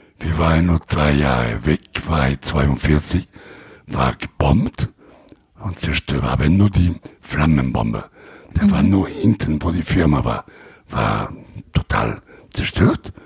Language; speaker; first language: German; non-native, learner; Italian